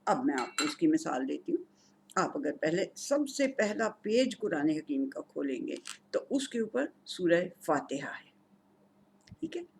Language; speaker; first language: Urdu; non-native, local second language; Punjabi